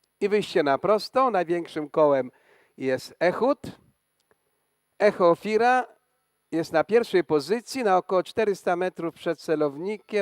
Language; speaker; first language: Polish; native; Polish